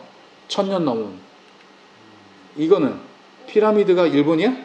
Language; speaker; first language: Korean; native; Korean